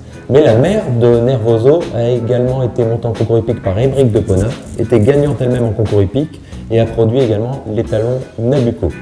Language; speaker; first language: French; native; French